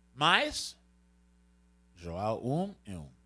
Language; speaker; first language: Portuguese; non-native, learner; Spanish